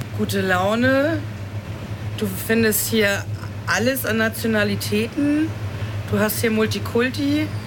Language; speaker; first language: German; native; German